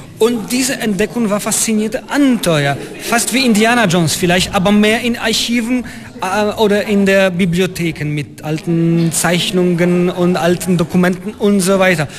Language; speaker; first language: German; non-native, fluent; Polish